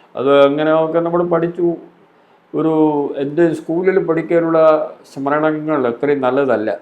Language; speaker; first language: Malayalam; non-native, fluent; Hindi